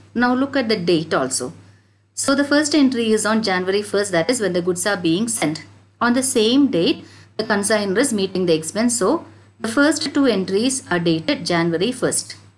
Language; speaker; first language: English; non-native, local second language; Malayalam